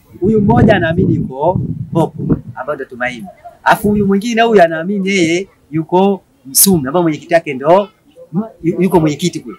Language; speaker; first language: Swahili; native; Swahili